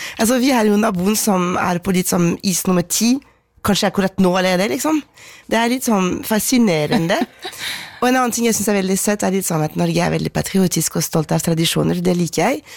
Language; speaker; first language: Norwegian; non-native, fluent; French